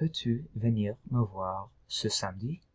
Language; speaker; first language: French; non-native, local second language; English